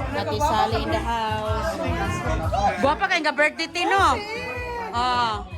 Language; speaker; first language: Filipino; non-native, local second language; Cebuano